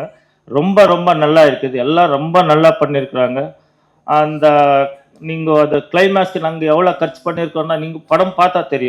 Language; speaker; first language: Tamil; non-native, learner; Kannada